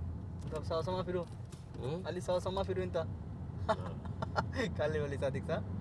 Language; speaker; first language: Arabic; non-native, learner; Bangla